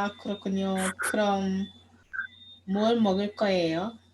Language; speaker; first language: Korean; non-native, learner; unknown